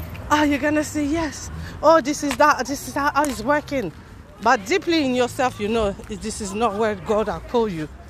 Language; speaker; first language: English; non-native, fluent; Haitian Creole